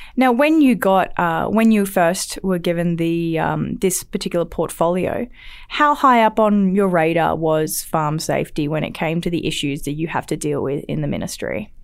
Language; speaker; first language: English; native; English